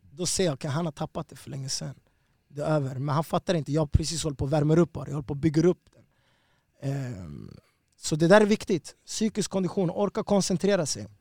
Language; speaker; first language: Swedish; early bilingual, other home language; Spanish